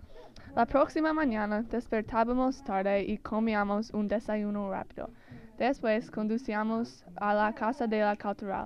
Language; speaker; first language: Spanish; non-native, learner; English